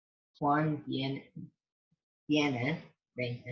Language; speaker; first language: Spanish; non-native, learner; English